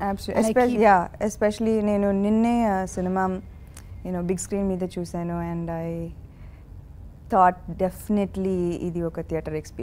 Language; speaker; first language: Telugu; non-native, fluent; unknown